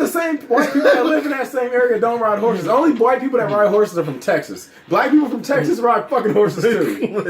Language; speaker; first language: English; native; English